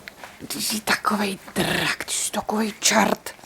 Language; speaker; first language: Czech; native; Czech